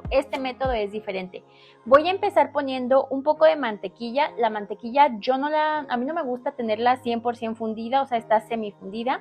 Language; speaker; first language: Spanish; native; Spanish